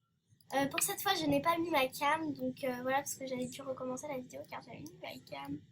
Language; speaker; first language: French; native; French